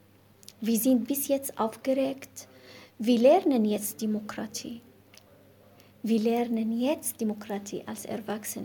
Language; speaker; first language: German; non-native, learner; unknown